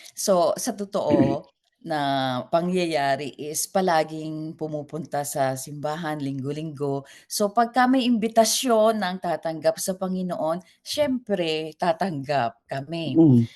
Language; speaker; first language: Filipino; native; Filipino